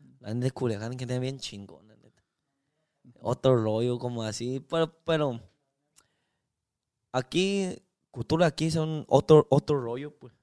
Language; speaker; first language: Spanish; non-native, learner; Chinese